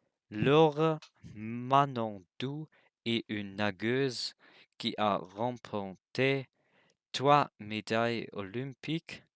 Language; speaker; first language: French; non-native, learner; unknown